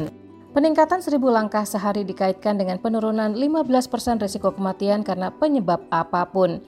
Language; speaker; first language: Indonesian; native; Indonesian